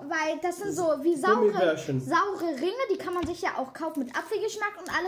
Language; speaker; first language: German; native; German